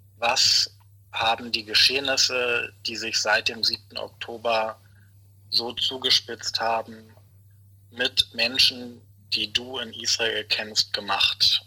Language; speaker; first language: German; native; German